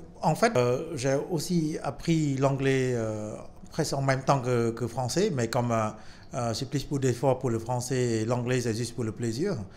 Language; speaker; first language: French; non-native, fluent; Khmer